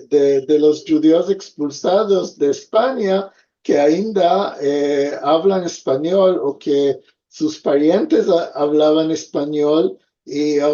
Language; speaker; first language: Spanish; early bilingual, heritage; Ladino